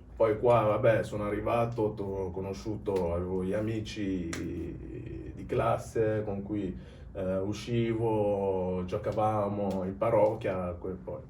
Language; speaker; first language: Italian; early bilingual, other home language; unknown